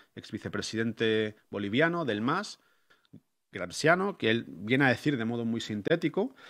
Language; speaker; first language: Spanish; native; Spanish